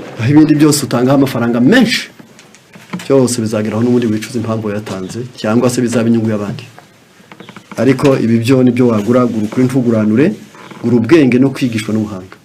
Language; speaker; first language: Kinyarwanda; native; Kinyarwanda